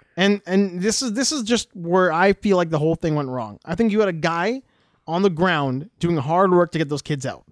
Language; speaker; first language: English; native; English